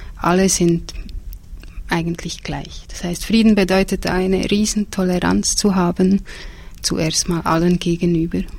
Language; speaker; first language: German; native; German